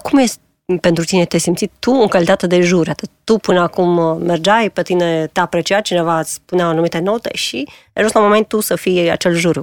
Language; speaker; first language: Romanian; native; Romanian